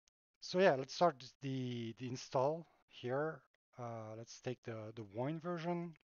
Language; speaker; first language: English; non-native, fluent; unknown